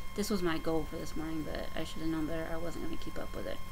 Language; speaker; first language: English; native; English